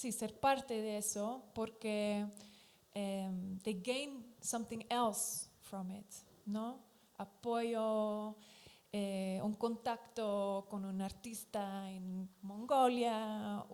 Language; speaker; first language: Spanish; non-native, fluent; Dutch